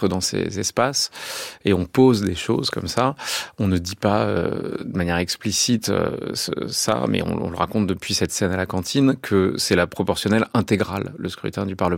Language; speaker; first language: French; native; French